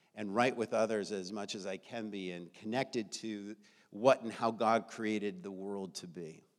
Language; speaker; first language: English; native; English